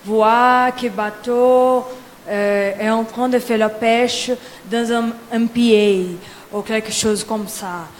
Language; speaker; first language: French; non-native, learner; Portuguese